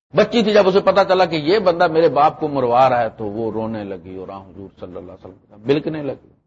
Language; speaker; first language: Urdu; non-native, local second language; Punjabi